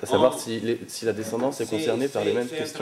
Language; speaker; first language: French; native; French